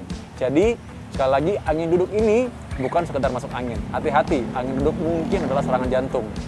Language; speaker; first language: Indonesian; native; Indonesian